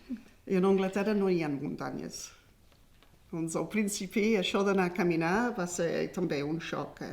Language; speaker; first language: Catalan; non-native, fluent; English